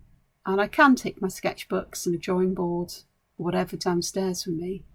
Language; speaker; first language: English; native; English